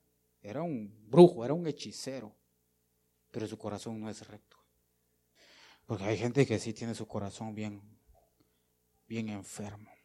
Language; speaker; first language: Spanish; native; Spanish